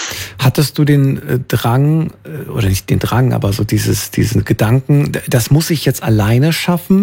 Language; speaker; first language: German; native; German